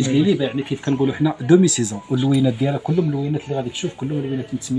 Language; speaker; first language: Arabic; native; Arabic